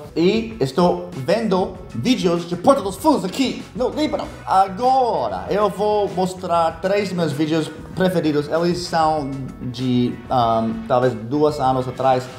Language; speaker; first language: Portuguese; non-native, fluent; English